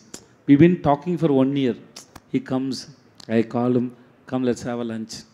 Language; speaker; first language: Telugu; non-native, learner; Tamil